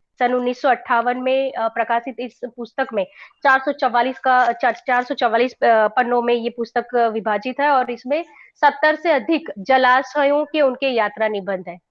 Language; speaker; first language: Hindi; non-native, local second language; Gujarati